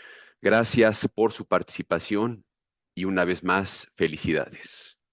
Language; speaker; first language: Spanish; native; Spanish